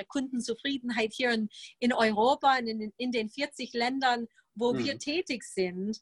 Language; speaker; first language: German; non-native, fluent; English